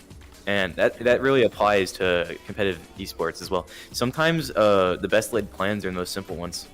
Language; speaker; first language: English; native; English